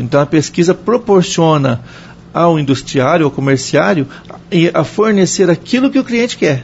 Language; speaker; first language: Portuguese; native; Portuguese